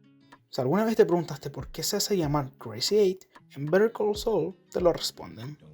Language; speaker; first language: Spanish; native; Spanish